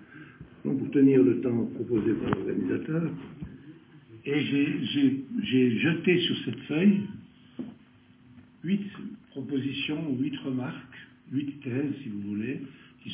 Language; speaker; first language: French; native; French